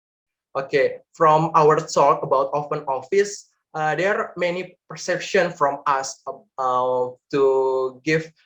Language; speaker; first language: English; non-native, learner; Indonesian